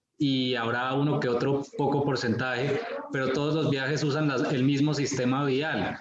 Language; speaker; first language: Spanish; native; Spanish